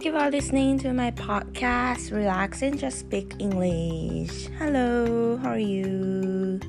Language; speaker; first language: English; non-native, fluent; Japanese